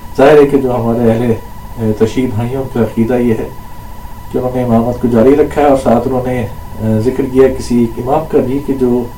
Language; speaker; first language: Urdu; native; Urdu